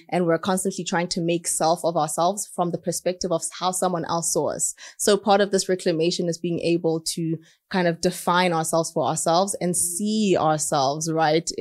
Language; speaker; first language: English; non-native, local second language; Southern Sotho